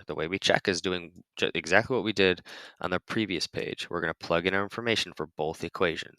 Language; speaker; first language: English; native; English